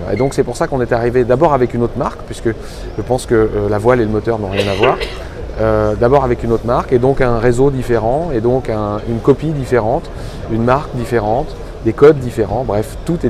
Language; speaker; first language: French; native; French